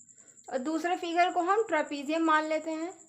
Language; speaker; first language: Hindi; native; Hindi